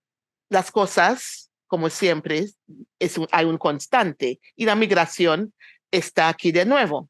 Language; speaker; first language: Spanish; non-native, fluent; English